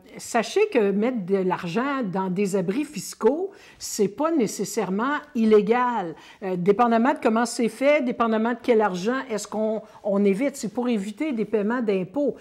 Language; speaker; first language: French; native; French